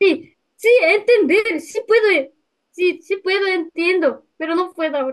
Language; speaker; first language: Spanish; non-native, learner; Japanese